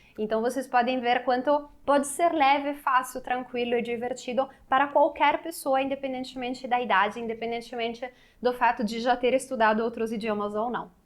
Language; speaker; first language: Portuguese; non-native, fluent; Italian